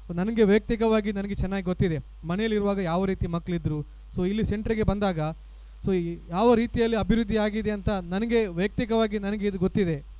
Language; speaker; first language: Kannada; native; Kannada